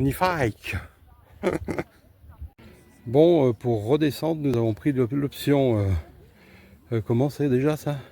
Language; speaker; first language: French; native; French